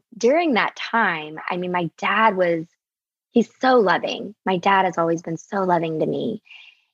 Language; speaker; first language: English; native; English